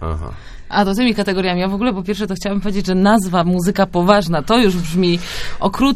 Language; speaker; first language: Polish; native; Polish